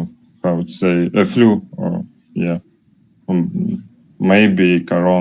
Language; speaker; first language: English; non-native, learner; Russian